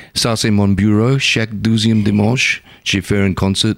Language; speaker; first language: French; non-native, learner; English